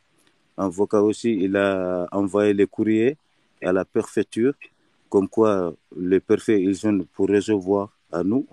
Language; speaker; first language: French; non-native, learner; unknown